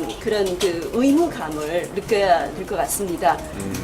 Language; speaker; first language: Korean; native; Korean